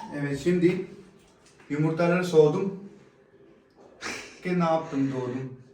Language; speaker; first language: Turkish; native; Turkish